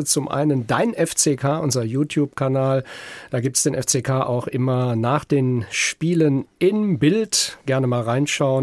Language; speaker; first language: German; native; German